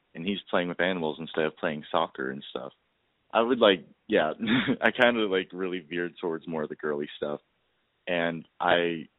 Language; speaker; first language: English; native; English